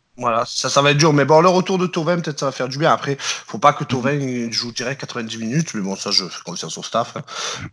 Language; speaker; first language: French; native; French